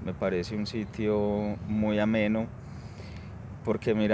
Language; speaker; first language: Spanish; native; Spanish